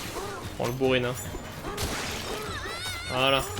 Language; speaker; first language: French; native; French